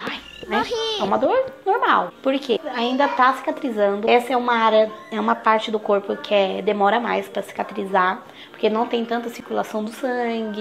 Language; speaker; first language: Portuguese; native; Portuguese